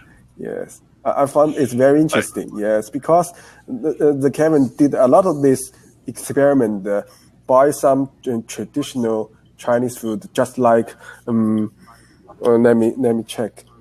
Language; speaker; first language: English; non-native, learner; Chinese